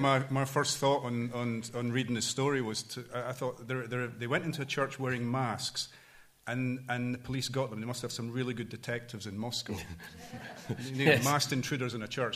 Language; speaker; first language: English; native; English